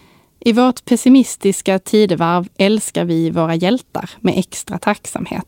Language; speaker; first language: Swedish; native; Swedish